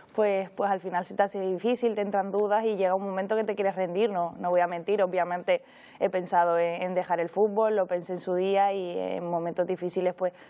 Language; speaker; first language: Spanish; native; Spanish